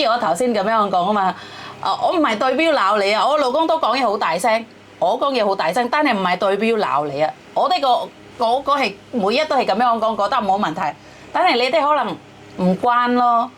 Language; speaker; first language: Cantonese; non-native, fluent; Javanese